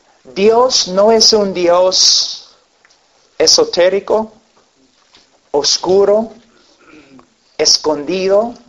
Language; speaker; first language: Spanish; non-native, fluent; English